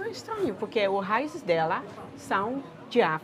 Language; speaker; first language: Portuguese; non-native, learner; Dutch